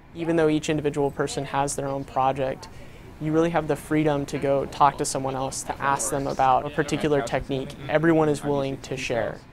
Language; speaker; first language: English; native; English